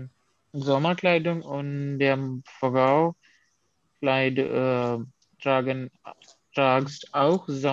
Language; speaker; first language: German; non-native, learner; Urdu